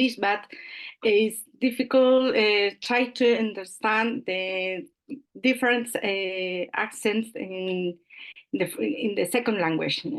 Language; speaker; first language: English; non-native, learner; Spanish